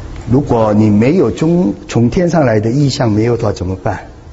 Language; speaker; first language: Chinese; non-native, fluent; Korean